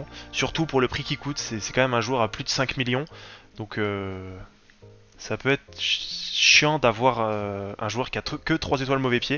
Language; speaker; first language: French; native; French